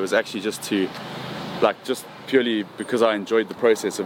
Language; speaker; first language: English; native; English